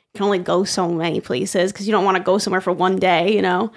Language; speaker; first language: English; early bilingual, other home language; Italian